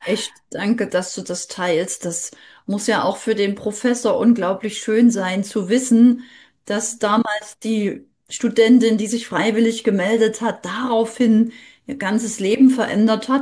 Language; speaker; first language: German; native; German